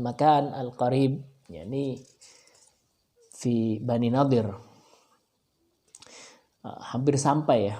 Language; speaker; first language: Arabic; non-native, fluent; Indonesian